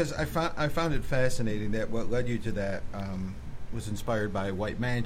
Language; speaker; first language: English; native; English